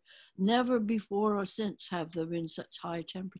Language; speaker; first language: English; native; English